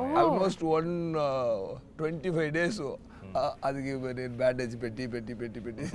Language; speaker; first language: Telugu; non-native, learner; Tamil